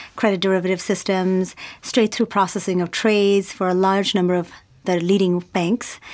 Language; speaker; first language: English; non-native, local second language; Urdu